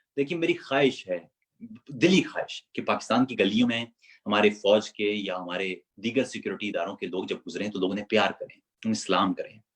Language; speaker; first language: Urdu; non-native, local second language; Punjabi